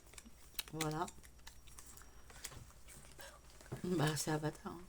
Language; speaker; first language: French; native; French